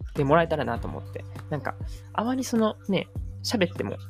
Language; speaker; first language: Japanese; native; Japanese